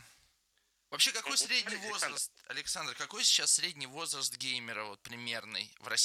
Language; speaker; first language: Russian; native; Russian